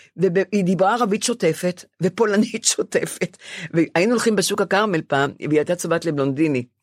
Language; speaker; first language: Hebrew; native; Hebrew